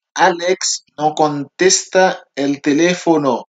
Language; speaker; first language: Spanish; non-native, learner; Haitian Creole